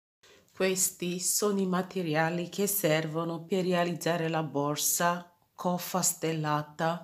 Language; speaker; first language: Italian; non-native, fluent; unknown